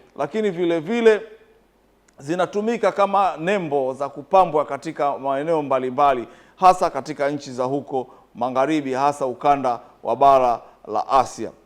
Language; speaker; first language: Swahili; native; Swahili